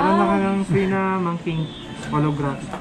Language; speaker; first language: Filipino; native; Filipino